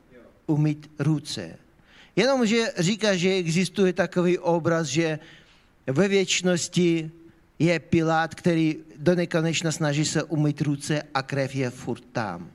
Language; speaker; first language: Czech; non-native, fluent; Ukrainian